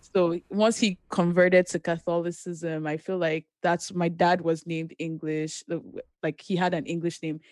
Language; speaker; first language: English; non-native, local second language; Yoruba